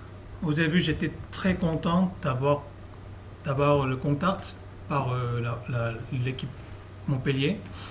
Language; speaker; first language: French; non-native, learner; Korean